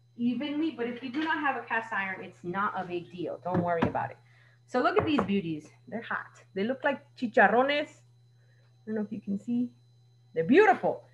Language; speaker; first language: English; native; English